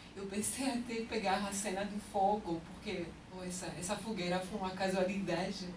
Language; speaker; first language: Portuguese; non-native, fluent; French